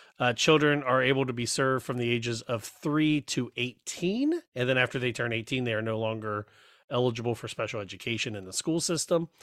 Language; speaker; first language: English; native; English